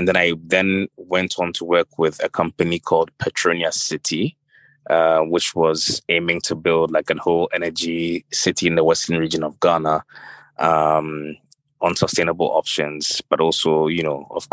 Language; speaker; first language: English; non-native, local second language; Akan